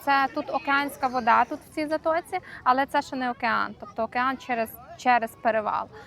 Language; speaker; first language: Ukrainian; native; Ukrainian